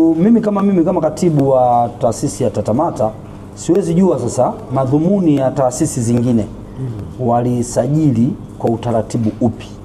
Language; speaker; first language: Swahili; native; Swahili